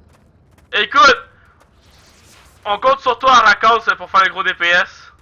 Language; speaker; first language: French; native; French